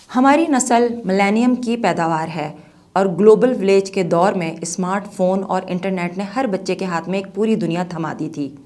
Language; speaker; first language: Urdu; native; Urdu